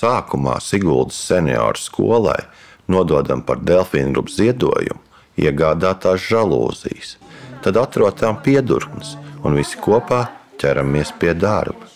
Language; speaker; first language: Latvian; native; Latvian